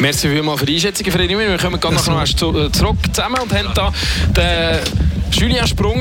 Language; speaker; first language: German; native; German